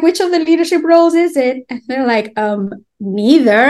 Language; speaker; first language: English; non-native, fluent; Albanian